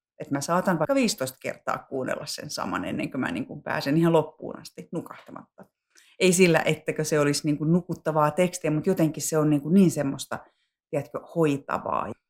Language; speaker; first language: Finnish; native; Finnish